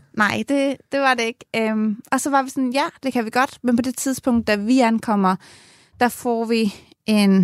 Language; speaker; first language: Danish; native; Danish